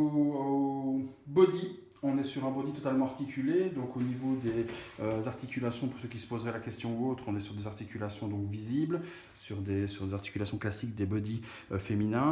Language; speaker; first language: French; native; French